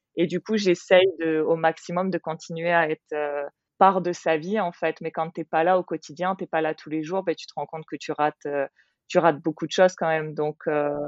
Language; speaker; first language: French; native; French